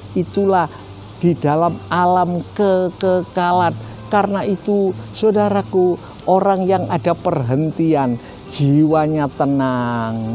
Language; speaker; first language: Indonesian; native; Indonesian